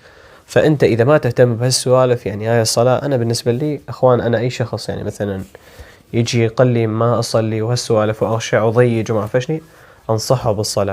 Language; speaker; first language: Arabic; native; Arabic